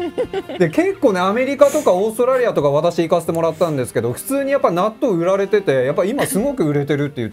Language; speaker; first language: Japanese; native; Japanese